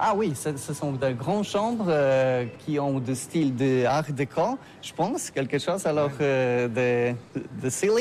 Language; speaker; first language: French; non-native, learner; Polish